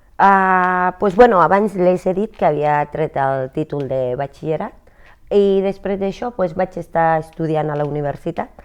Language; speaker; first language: Catalan; non-native, fluent; Spanish